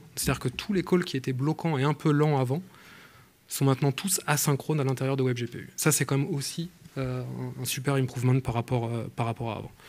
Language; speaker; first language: French; native; French